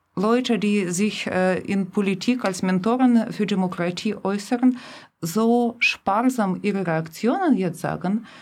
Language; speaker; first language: German; non-native, fluent; Russian